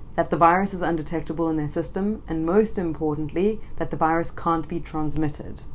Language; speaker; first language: English; native; English